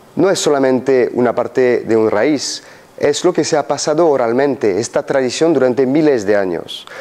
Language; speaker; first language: Spanish; non-native, fluent; French